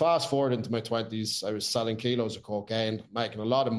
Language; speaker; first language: English; native; English